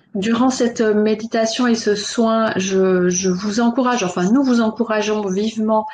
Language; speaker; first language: French; native; French